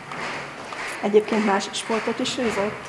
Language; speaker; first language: Hungarian; native; Hungarian